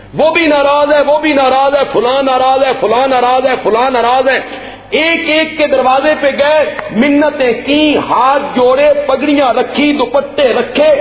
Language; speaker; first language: Urdu; non-native, local second language; Punjabi